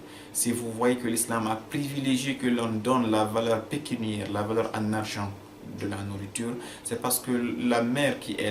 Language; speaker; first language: French; non-native, local second language; Fula